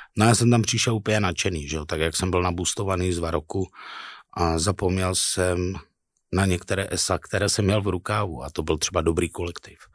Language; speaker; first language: Czech; native; Czech